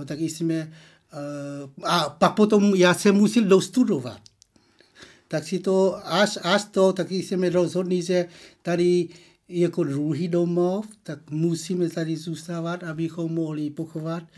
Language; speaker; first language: Czech; non-native, learner; Vietnamese